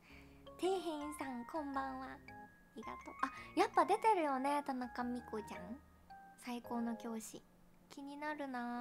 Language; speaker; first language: Japanese; native; Japanese